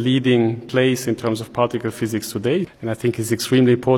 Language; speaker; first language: Swedish; non-native, fluent; German